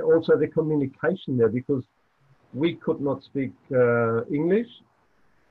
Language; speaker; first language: English; non-native, fluent; German